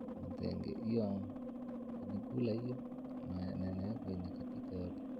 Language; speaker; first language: Swahili; native; Swahili